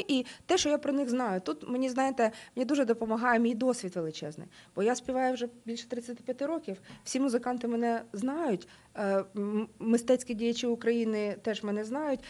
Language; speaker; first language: Ukrainian; native; Ukrainian